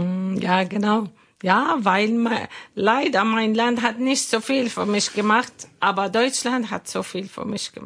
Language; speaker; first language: German; non-native, learner; Arabic